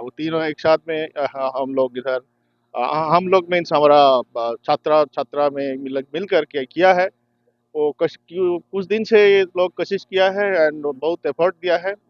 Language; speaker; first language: Hindi; non-native, local second language; Bangla